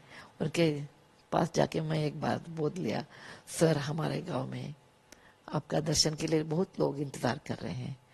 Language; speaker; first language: Hindi; non-native, local second language; Kannada